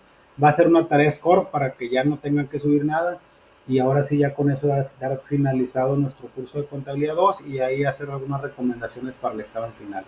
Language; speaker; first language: Spanish; native; Spanish